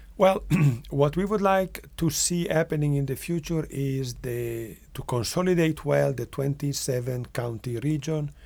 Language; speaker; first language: English; non-native, fluent; Italian